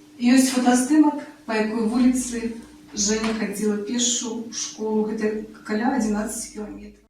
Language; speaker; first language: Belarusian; native; Belarusian